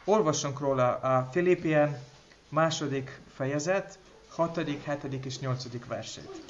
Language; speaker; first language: Hungarian; non-native, fluent; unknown